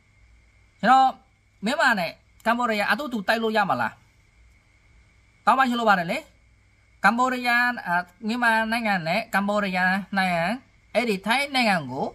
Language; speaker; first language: Burmese; non-native, learner; Khmer